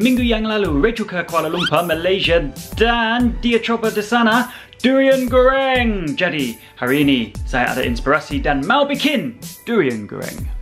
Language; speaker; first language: Indonesian; non-native, fluent; English